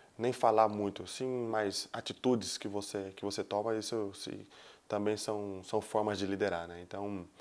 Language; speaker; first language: Portuguese; native; Portuguese